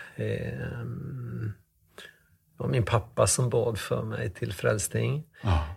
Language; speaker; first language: Swedish; native; Swedish